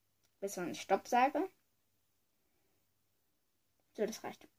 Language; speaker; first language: German; early bilingual, other home language; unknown